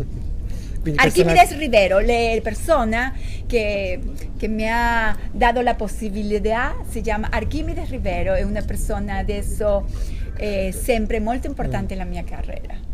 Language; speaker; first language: Italian; non-native, learner; Spanish